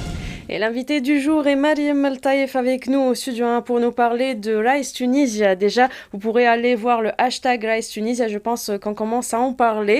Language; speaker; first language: French; non-native, local second language; Arabic